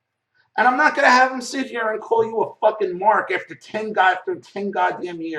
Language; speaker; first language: English; native; English